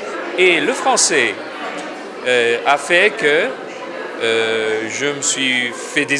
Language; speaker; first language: French; non-native, fluent; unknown